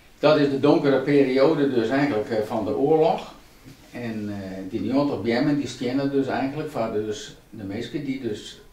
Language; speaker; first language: Dutch; non-native, local second language; Western Frisian